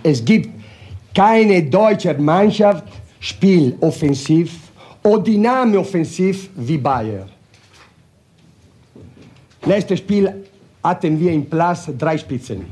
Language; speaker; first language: German; non-native, learner; Italian